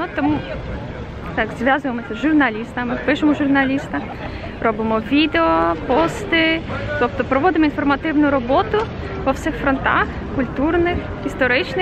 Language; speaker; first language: Ukrainian; native; Ukrainian